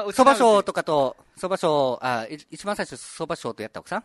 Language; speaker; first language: Japanese; native; Japanese